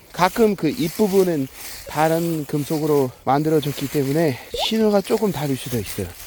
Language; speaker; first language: Korean; non-native, fluent; English